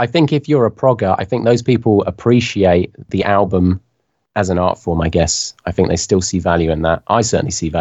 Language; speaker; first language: English; native; English